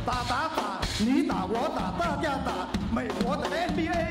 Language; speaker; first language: Chinese; early bilingual, heritage; Chinese